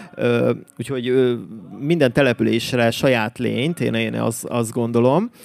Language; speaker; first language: Hungarian; native; Hungarian